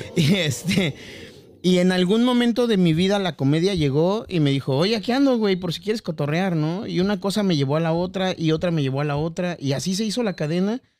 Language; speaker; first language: Spanish; native; Spanish